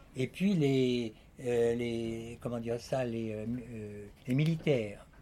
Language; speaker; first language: French; native; French